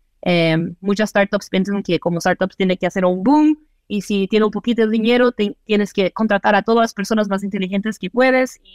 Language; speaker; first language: Spanish; non-native, fluent; Portuguese